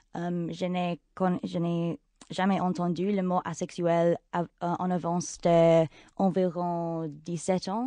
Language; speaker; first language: French; non-native, local second language; English